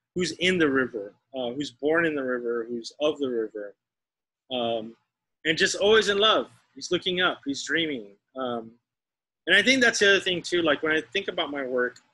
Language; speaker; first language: English; native; English